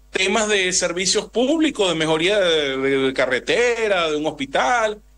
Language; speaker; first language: Spanish; native; Spanish